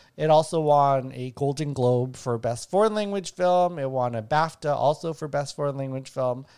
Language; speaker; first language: English; native; English